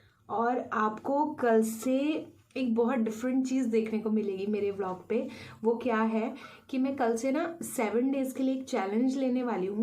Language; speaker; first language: Hindi; native; Hindi